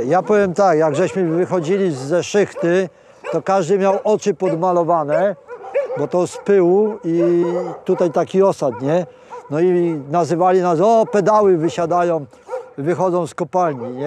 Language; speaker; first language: Polish; native; Polish